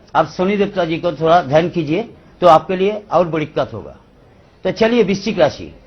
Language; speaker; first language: Hindi; non-native, local second language; Bangla